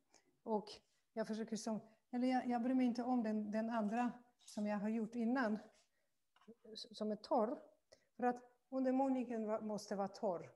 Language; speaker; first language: Swedish; non-native, fluent; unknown